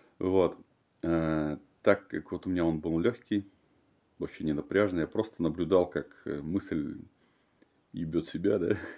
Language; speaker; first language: Russian; native; Russian